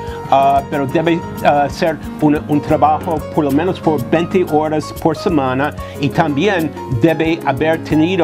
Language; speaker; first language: Spanish; non-native, fluent; English